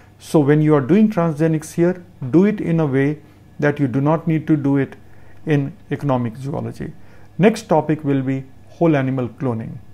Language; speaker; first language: English; non-native, local second language; Hindi